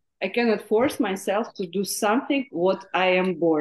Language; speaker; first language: English; non-native, fluent; Russian